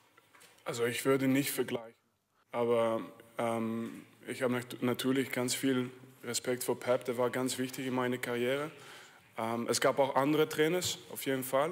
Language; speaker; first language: German; non-native, fluent; French